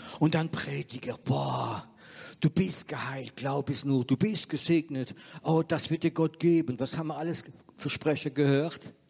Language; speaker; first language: German; non-native, fluent; French